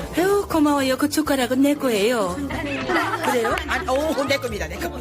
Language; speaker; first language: Korean; native; Korean